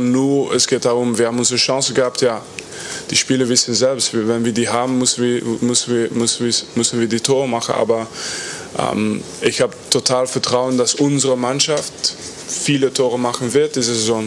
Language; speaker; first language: German; non-native, fluent; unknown